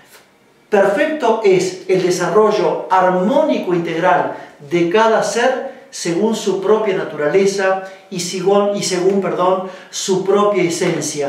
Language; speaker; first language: Spanish; native; Spanish